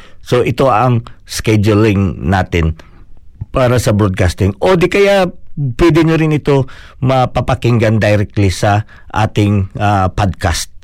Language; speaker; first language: Filipino; non-native, local second language; Cebuano